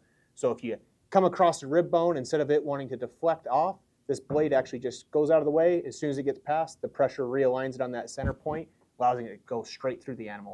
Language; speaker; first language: English; native; English